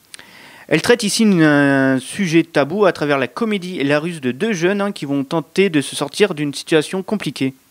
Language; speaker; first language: French; native; French